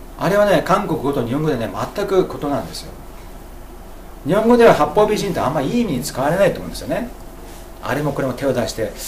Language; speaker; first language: Japanese; native; Japanese